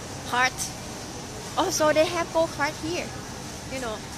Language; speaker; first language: English; non-native, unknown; Thai